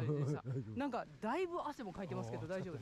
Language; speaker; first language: Japanese; native; Japanese